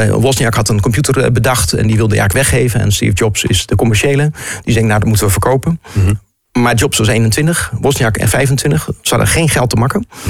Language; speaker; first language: Dutch; native; Dutch